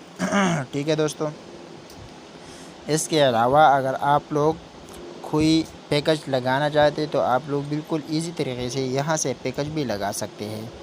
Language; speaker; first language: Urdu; non-native, local second language; Pashto